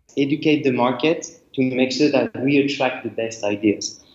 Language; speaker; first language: English; non-native, fluent; French